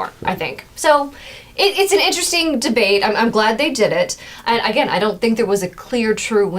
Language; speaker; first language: English; native; English